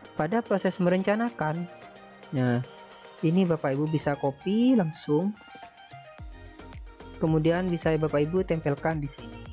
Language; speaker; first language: Indonesian; native; Indonesian